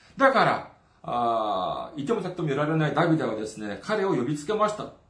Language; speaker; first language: Japanese; non-native, fluent; Korean